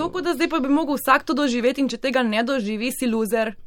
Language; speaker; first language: Slovenian; native; Slovenian